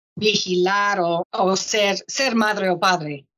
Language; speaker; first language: Spanish; non-native, fluent; English